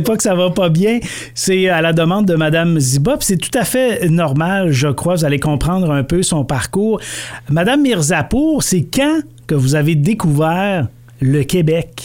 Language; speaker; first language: French; native; French